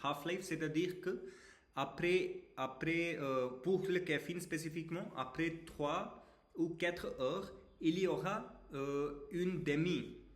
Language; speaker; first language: French; non-native, learner; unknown